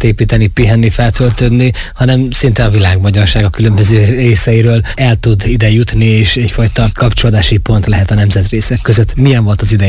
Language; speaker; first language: Hungarian; native; Hungarian